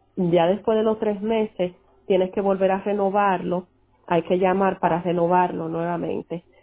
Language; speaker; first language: Spanish; early bilingual, heritage; Spanish